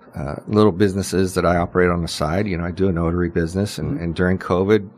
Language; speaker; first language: English; native; English